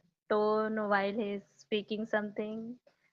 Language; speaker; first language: English; non-native, learner; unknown